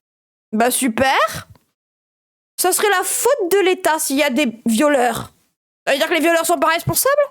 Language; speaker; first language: French; native; French